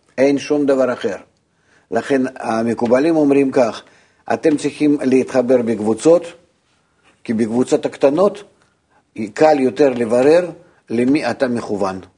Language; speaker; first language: Hebrew; non-native, fluent; Russian